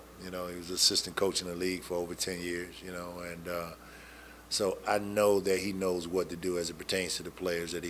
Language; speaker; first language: English; native; English